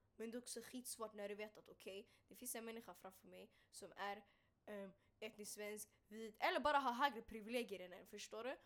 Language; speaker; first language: Swedish; early bilingual, other home language; Tigrinya